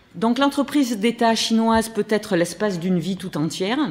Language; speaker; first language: French; native; French